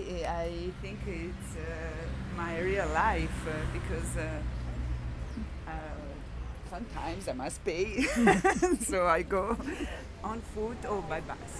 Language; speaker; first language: English; non-native, learner; Italian